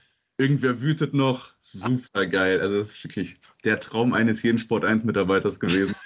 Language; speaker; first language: German; native; German